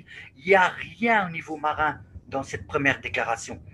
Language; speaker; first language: French; native; French